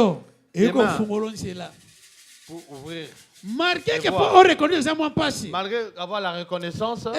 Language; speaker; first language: French; non-native, local second language; Lingala